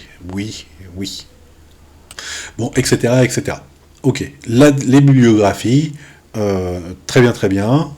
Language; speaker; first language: French; native; French